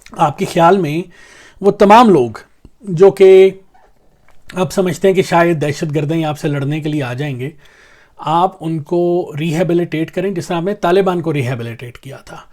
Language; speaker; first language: Urdu; non-native, local second language; Punjabi